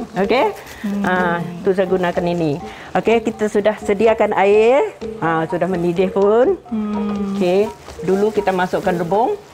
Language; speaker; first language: Malay; non-native, local second language; Iban